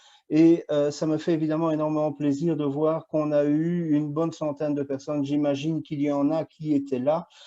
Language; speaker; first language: French; native; French